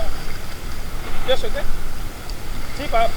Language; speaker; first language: Spanish; native; Spanish